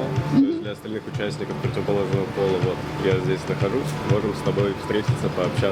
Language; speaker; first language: Russian; native; Russian